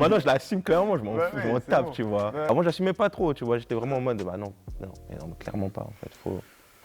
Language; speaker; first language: French; native; French